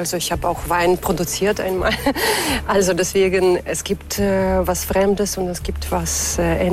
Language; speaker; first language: German; non-native, fluent; Russian